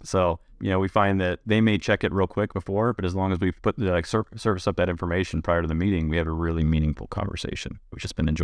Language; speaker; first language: English; native; English